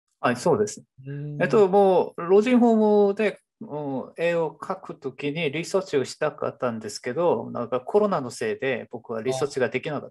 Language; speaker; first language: Japanese; non-native, fluent; Korean